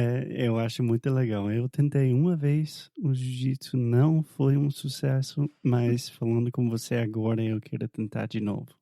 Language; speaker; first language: Portuguese; non-native, fluent; English